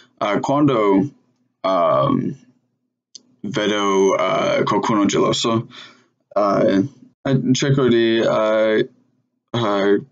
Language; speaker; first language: Italian; non-native, learner; English